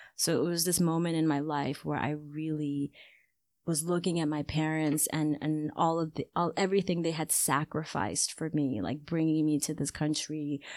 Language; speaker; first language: English; early bilingual, other home language; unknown